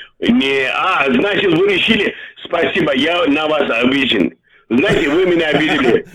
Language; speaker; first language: Russian; non-native, local second language; Uzbek